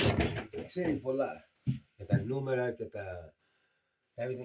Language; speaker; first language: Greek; early bilingual, heritage; Greek